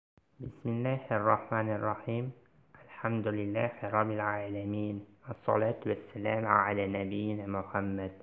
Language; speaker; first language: Arabic; non-native, fluent; Uzbek